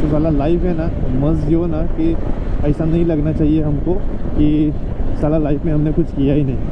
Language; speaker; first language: Hindi; non-native, local second language; Marathi